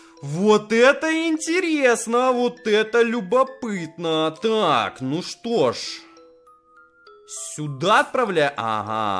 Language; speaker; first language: Russian; native; Russian